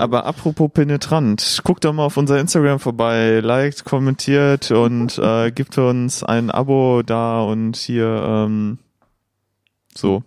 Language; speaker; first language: German; native; German